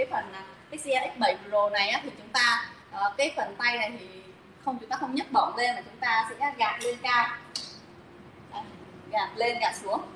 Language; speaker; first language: Vietnamese; native; Vietnamese